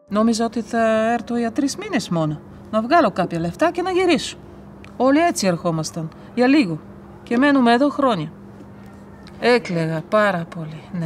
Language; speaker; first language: Greek; non-native, fluent; Bulgarian